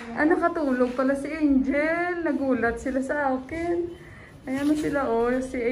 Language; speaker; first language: Filipino; native; Filipino